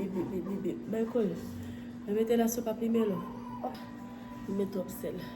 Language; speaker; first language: Spanish; non-native, fluent; Haitian Creole